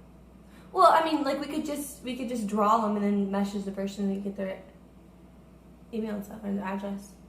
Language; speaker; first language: English; native; English